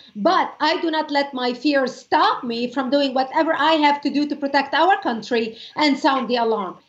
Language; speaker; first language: English; non-native, fluent; Arabic